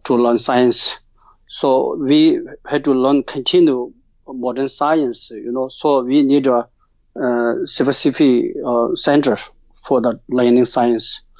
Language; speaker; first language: English; non-native, learner; Tibetan